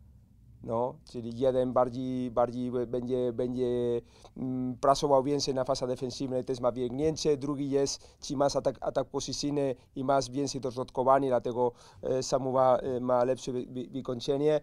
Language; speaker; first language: Polish; non-native, learner; Spanish